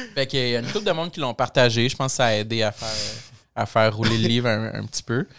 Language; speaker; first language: French; native; French